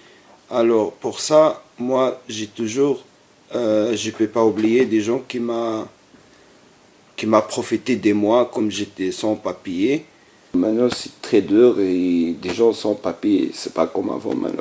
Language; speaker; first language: French; non-native, learner; Arabic